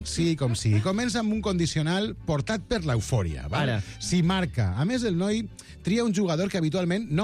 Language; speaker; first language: Catalan; native; Catalan